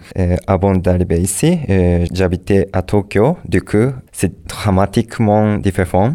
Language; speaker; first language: French; non-native, learner; Japanese